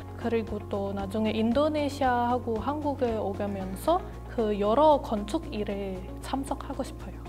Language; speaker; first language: Korean; non-native, fluent; Indonesian